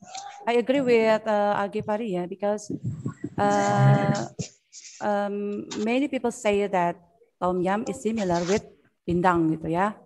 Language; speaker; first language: English; non-native, fluent; Indonesian